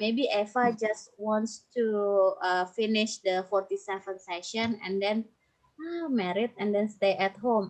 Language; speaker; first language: English; non-native, fluent; Indonesian